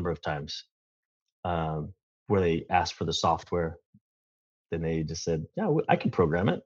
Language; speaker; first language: English; native; English